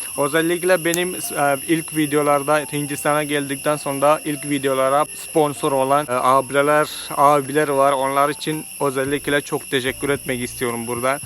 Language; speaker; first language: Turkish; non-native, fluent; Malayalam